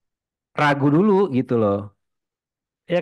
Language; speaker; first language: Indonesian; native; Indonesian